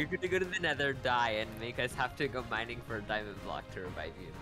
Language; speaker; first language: English; native; English